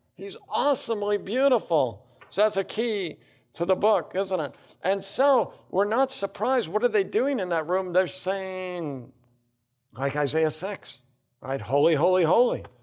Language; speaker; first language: English; native; English